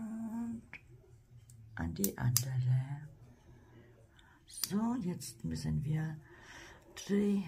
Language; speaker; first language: German; non-native, fluent; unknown